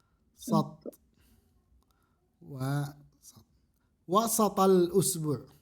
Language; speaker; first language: Arabic; non-native, fluent; Indonesian